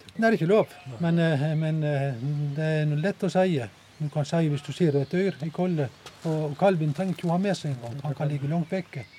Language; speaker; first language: Norwegian; native; Norwegian